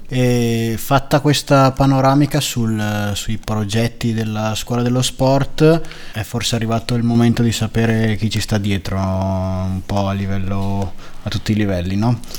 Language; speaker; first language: Italian; native; Italian